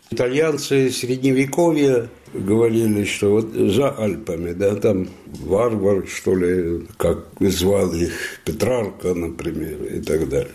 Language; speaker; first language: Russian; non-native, fluent; Italian